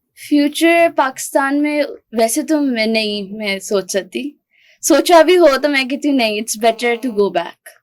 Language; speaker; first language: Urdu; early bilingual, heritage; Urdu